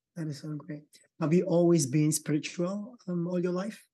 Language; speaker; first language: English; non-native, local second language; Yoruba